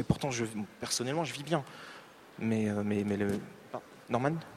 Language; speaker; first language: French; native; French